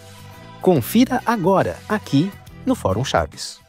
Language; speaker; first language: Portuguese; native; Portuguese